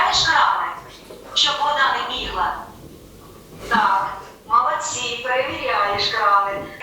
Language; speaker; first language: Ukrainian; native; Ukrainian